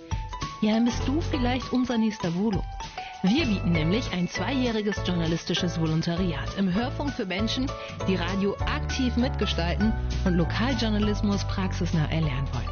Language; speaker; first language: German; native; German